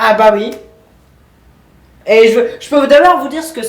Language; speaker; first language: French; native; French